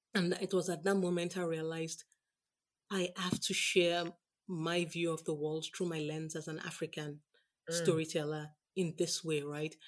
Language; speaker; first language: English; non-native, local second language; Yoruba